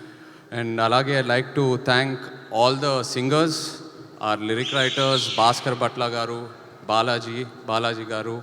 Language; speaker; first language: Telugu; native; Telugu